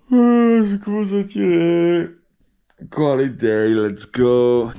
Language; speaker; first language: French; native; French